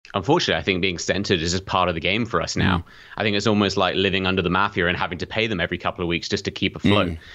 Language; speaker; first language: English; native; English